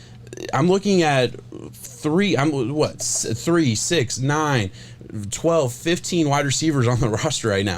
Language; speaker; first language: English; native; English